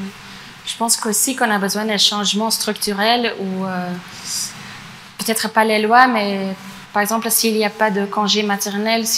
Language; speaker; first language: French; non-native, fluent; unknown